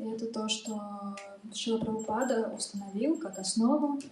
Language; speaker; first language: Russian; native; Russian